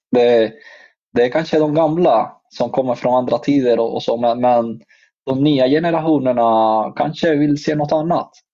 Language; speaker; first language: Swedish; non-native, fluent; Spanish